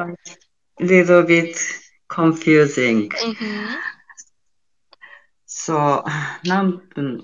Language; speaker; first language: English; non-native, learner; Japanese